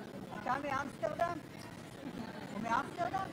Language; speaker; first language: Hebrew; native; Hebrew